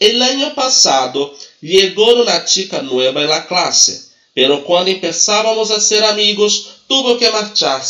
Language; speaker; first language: Spanish; non-native, fluent; Portuguese